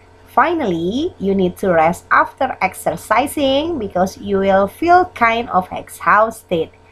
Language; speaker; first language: English; non-native, fluent; Indonesian